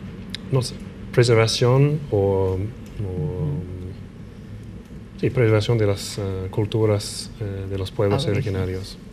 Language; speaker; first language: Spanish; non-native, fluent; English